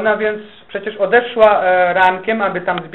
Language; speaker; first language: Polish; native; Polish